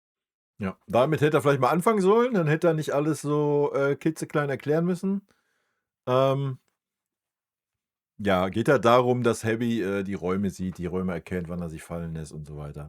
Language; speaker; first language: German; native; German